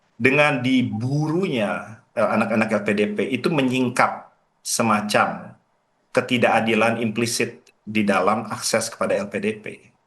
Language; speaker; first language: Indonesian; native; Indonesian